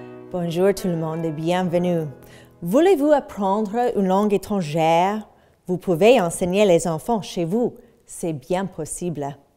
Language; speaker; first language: French; non-native, fluent; English